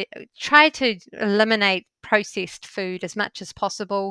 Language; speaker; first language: English; native; English